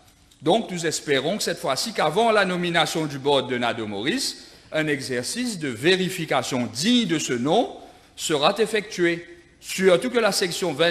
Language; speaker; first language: French; non-native, local second language; Morisyen